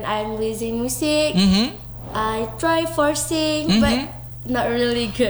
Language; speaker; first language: English; non-native, learner; Indonesian